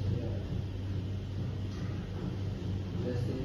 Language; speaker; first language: English; non-native, learner; Indonesian